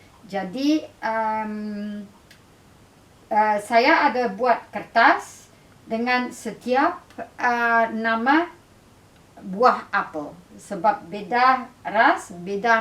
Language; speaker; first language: Indonesian; non-native, fluent; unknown